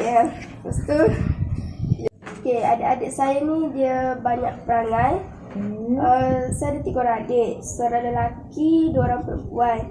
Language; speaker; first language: Malay; native; Malay